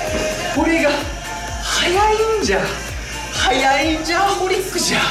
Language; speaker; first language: Japanese; native; Japanese